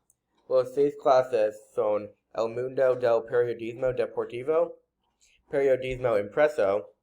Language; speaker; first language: Spanish; non-native, learner; English